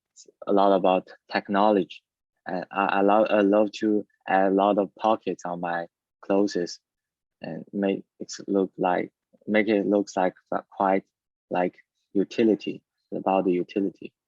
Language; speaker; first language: English; non-native, learner; Chinese